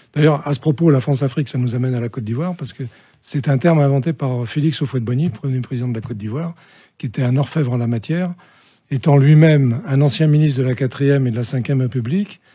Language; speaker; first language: French; native; French